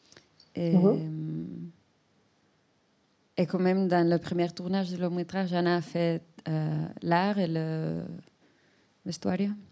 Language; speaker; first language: French; non-native, fluent; Spanish